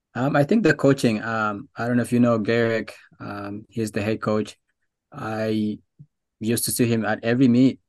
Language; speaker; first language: English; non-native, local second language; Arabic